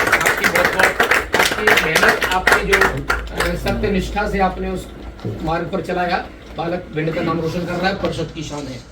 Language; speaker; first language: Hindi; native; Hindi